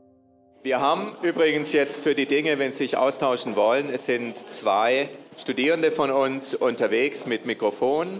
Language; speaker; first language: German; native; German